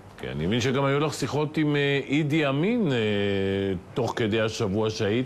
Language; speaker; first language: Hebrew; native; Hebrew